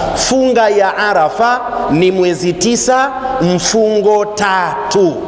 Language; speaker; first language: Swahili; non-native, local second language; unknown